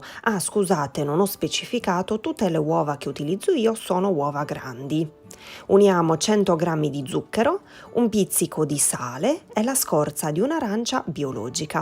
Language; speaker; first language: Italian; native; Italian